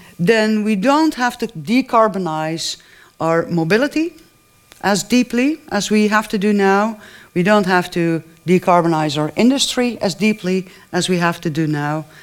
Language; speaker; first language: English; non-native, fluent; Dutch